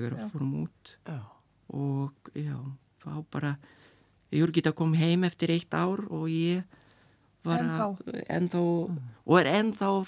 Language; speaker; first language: Icelandic; non-native, learner; Lithuanian